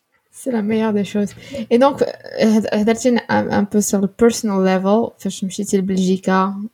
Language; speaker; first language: French; non-native, local second language; Arabic